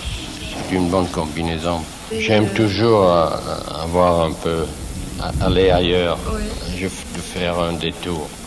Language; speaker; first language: French; non-native, fluent; Swiss German